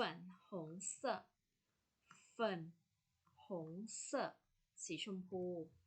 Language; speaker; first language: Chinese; non-native, fluent; Thai